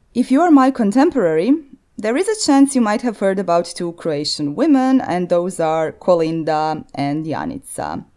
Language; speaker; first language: English; non-native, fluent; Croatian